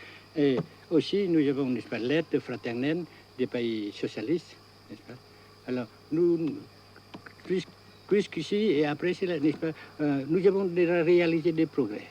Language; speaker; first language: French; non-native, fluent; Vietnamese